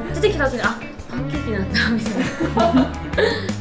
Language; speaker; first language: Japanese; non-native, fluent; Chinese